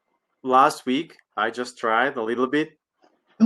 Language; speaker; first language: English; non-native, learner; Slovak